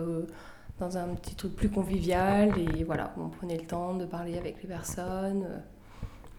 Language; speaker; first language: French; native; French